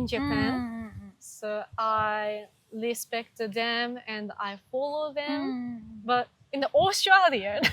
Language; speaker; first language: English; non-native, learner; Japanese